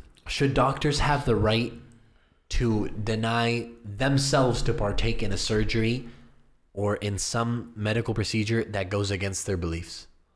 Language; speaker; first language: English; early bilingual, other home language; Spanish